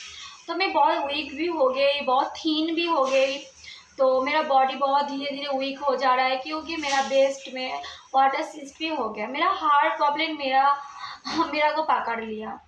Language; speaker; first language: Hindi; non-native, local second language; Bangla